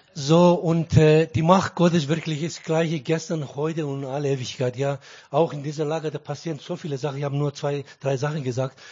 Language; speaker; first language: German; early bilingual, other home language; Greek